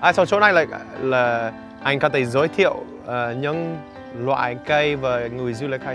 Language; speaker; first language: Vietnamese; non-native, fluent; English